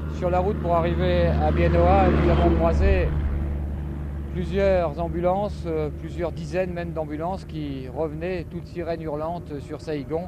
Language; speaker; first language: French; native; French